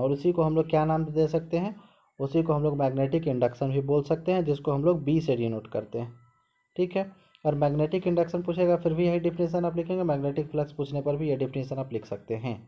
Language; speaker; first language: Hindi; native; Hindi